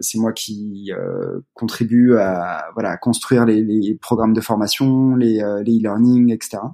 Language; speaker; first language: French; native; French